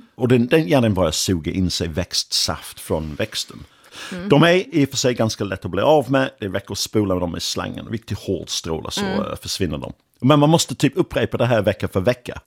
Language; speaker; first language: Swedish; non-native, fluent; English